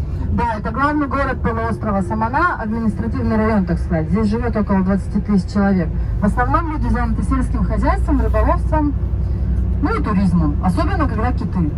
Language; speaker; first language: Russian; native; Russian